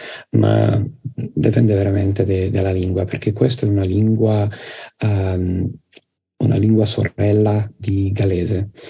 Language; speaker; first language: Italian; non-native, fluent; English